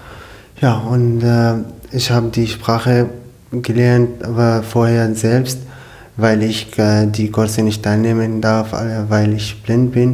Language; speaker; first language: German; non-native, learner; Arabic